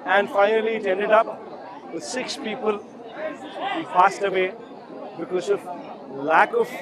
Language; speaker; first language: English; non-native, local second language; Telugu